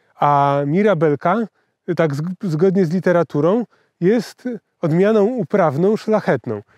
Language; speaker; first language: Polish; native; Polish